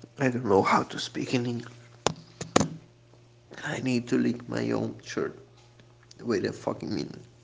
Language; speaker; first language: English; non-native, fluent; Portuguese